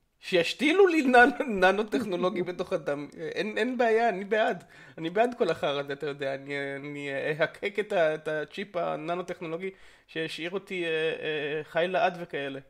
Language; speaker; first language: Hebrew; native; Hebrew